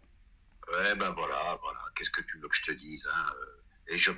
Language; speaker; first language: French; native; French